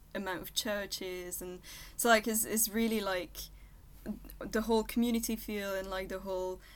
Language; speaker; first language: English; non-native, fluent; French